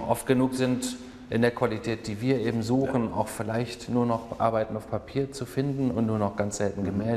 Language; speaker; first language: German; native; German